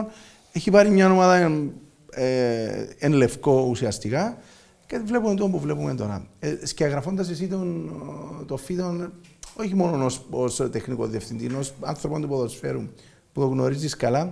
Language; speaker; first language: Greek; native; Greek